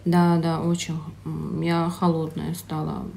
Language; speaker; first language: Russian; non-native, local second language; Azerbaijani